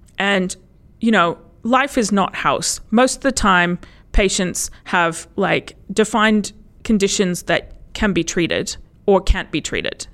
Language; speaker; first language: English; early bilingual, other home language; Spanish